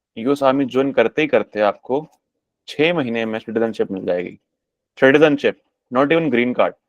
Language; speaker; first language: Hindi; native; Hindi